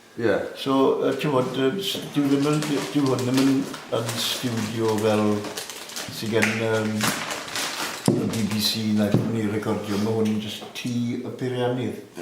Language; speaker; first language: Welsh; native; Welsh